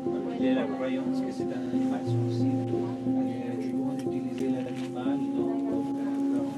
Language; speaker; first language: French; non-native, fluent; Spanish